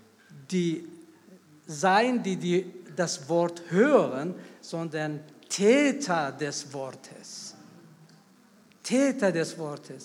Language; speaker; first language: German; non-native, fluent; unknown